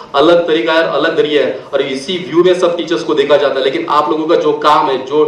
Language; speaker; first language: Hindi; non-native, local second language; Marathi